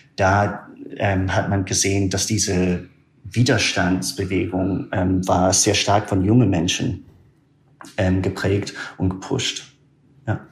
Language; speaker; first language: German; non-native, fluent; English